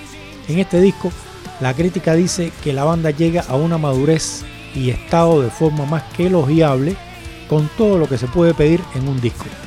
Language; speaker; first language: Spanish; native; Spanish